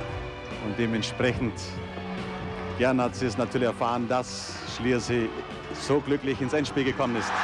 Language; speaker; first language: German; native; German